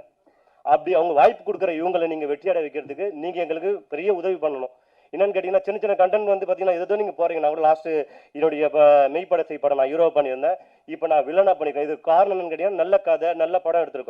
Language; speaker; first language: Tamil; native; Tamil